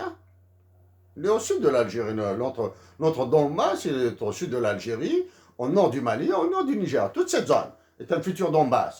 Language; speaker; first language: French; native; French